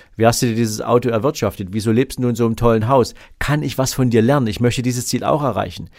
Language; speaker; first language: German; native; German